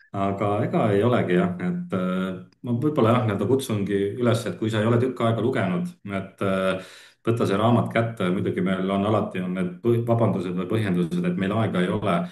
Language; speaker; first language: Estonian; native; Estonian